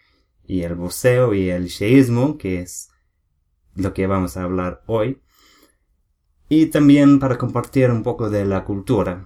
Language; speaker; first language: Spanish; non-native, learner; English